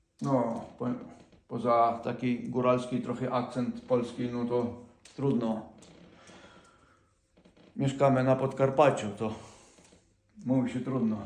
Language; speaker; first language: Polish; non-native, fluent; Ukrainian